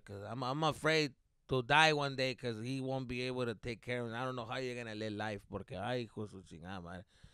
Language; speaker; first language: English; early bilingual, other home language; Spanish